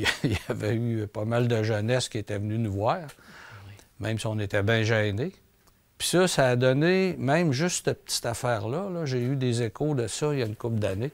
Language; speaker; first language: French; native; French